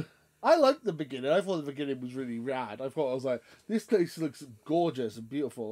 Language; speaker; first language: English; native; English